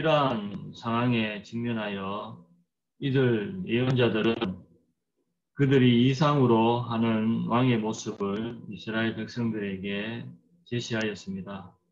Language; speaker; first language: Korean; native; Korean